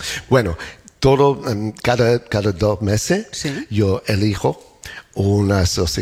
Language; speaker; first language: Spanish; non-native, learner; English